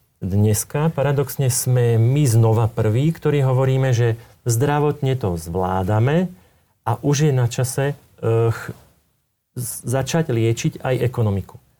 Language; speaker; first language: Slovak; native; Slovak